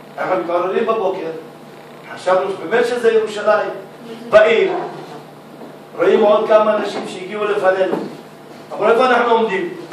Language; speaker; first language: Hebrew; early bilingual, other home language; Arabic